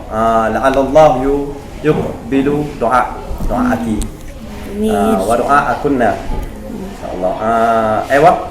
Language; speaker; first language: Arabic; non-native, fluent; Indonesian